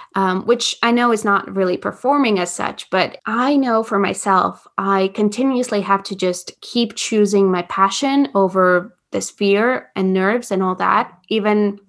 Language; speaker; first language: English; non-native, fluent; Latvian